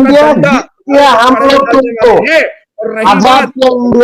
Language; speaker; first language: Hindi; non-native, learner; Bangla